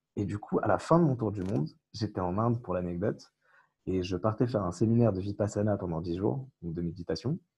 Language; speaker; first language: French; non-native, local second language; Arabic